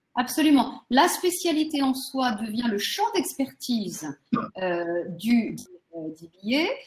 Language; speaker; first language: French; native; French